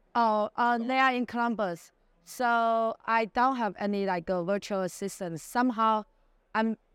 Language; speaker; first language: English; non-native, fluent; Chinese